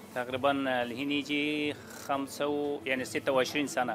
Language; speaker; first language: Arabic; non-native, learner; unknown